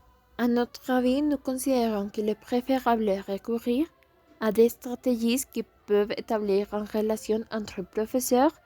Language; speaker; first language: French; non-native, learner; Spanish